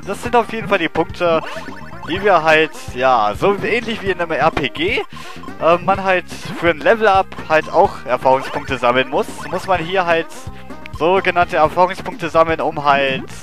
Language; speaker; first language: German; native; German